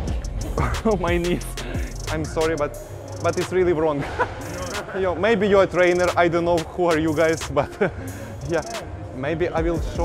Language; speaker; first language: English; non-native, learner; Russian